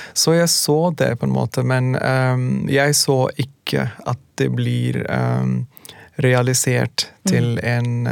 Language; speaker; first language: Norwegian; non-native, fluent; Arabic